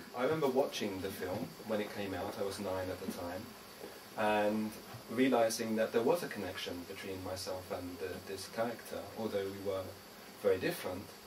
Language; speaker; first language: English; native; English